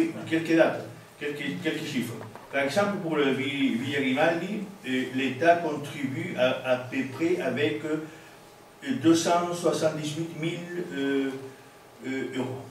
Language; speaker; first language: French; non-native, fluent; Spanish